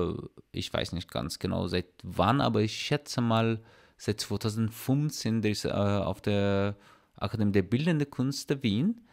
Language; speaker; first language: German; non-native, learner; Persian